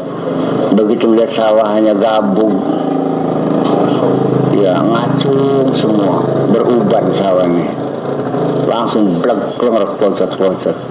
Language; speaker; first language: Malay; non-native, local second language; Javanese